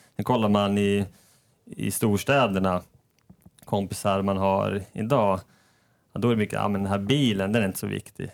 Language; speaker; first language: Swedish; native; Swedish